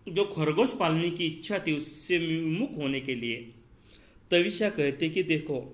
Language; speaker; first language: Hindi; non-native, local second language; Marathi